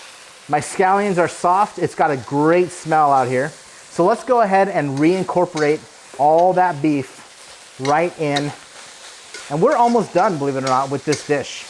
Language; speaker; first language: English; native; English